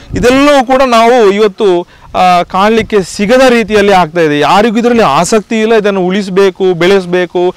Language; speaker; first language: Kannada; non-native, local second language; Tulu